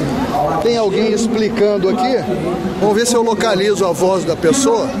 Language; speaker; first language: Portuguese; native; Portuguese